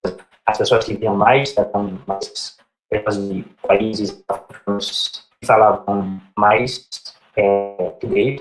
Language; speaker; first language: Portuguese; non-native, fluent; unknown